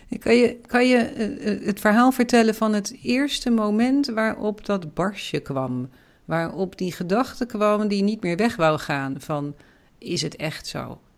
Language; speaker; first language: Dutch; native; Dutch